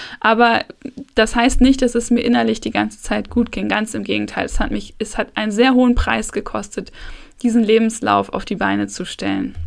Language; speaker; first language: German; native; German